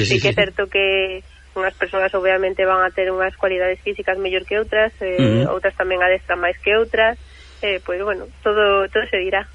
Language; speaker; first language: Galician; native; Galician